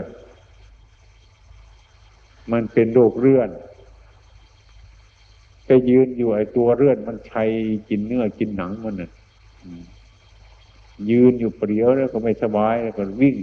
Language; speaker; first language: Thai; native; Thai